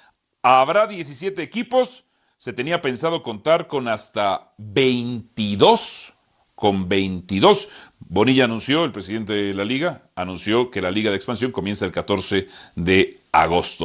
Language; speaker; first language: Spanish; native; Spanish